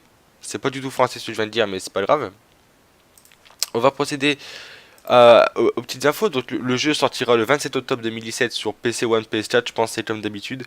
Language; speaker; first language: French; native; French